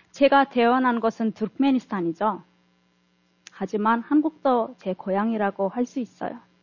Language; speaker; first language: Korean; non-native, fluent; Turkmen